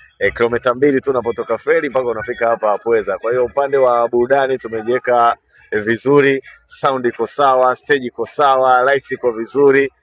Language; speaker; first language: Swahili; native; Swahili